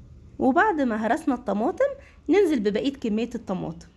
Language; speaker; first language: Arabic; native; Arabic